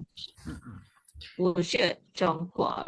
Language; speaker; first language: Chinese; non-native, learner; Indonesian